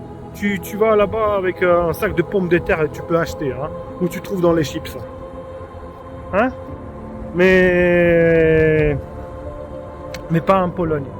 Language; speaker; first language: French; non-native, fluent; Polish